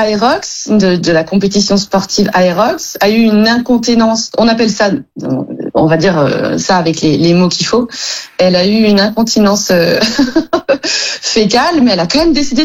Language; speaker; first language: French; native; French